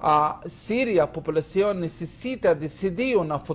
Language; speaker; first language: Spanish; non-native, learner; Hebrew